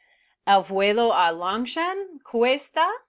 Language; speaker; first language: Spanish; non-native, fluent; English